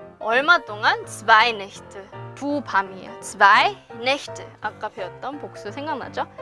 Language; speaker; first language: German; non-native, fluent; Korean